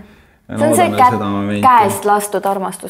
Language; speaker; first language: Estonian; native; Estonian